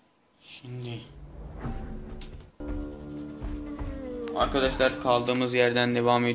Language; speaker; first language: Turkish; native; Turkish